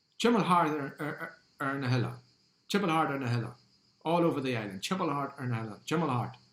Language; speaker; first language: Irish; non-native, local second language; English